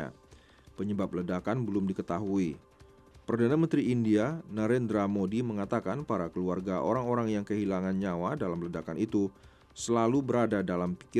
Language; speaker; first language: Indonesian; native; Indonesian